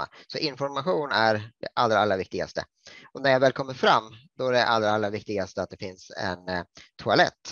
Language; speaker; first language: Swedish; native; Swedish